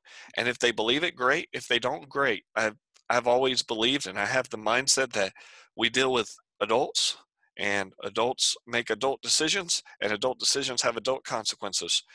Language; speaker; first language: English; native; English